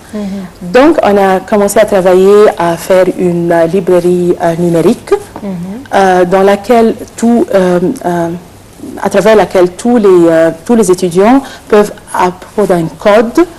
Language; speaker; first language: French; non-native, fluent; Arabic